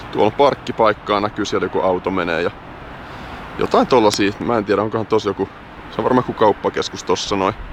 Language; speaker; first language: Finnish; native; Finnish